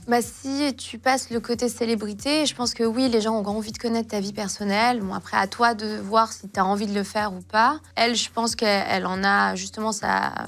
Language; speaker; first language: French; non-native, local second language; Arabic